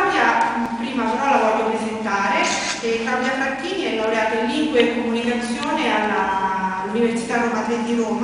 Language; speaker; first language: Italian; native; Italian